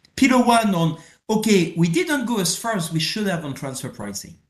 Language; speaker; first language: English; non-native, fluent; French